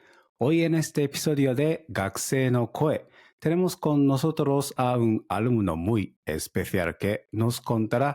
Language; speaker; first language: Spanish; non-native, learner; Japanese